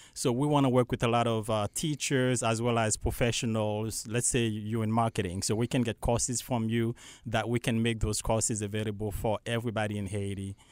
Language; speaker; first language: English; non-native, fluent; Haitian Creole